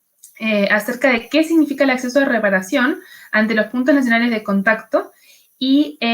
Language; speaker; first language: Spanish; native; Spanish